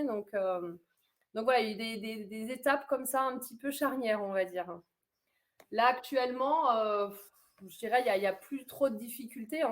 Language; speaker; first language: French; native; French